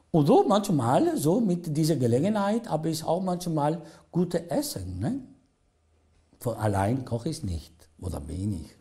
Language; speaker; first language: German; non-native, learner; Italian